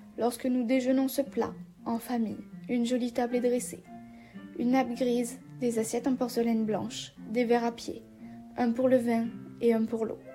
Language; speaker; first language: French; native; French